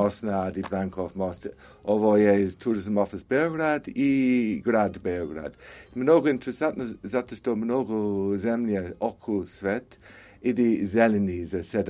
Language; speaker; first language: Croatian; non-native, learner; English